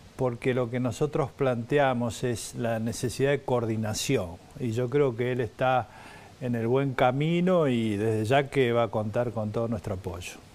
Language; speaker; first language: Spanish; native; Spanish